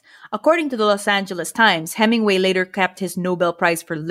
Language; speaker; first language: English; non-native, local second language; Filipino